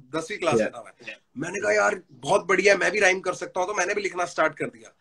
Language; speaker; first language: Hindi; native; Hindi